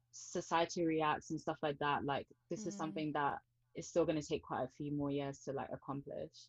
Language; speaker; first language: English; native; English